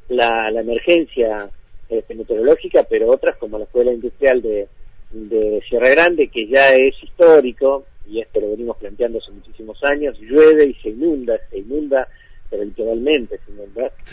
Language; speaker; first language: Spanish; native; Spanish